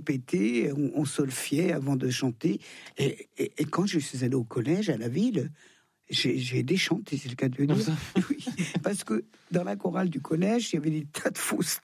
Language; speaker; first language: French; native; French